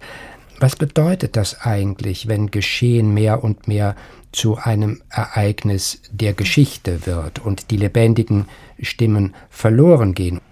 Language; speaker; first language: German; native; German